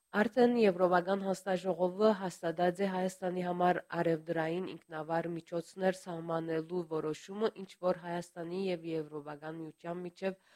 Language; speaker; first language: Armenian; early bilingual, heritage; Armenian